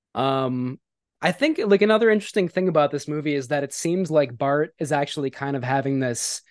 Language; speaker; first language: English; native; English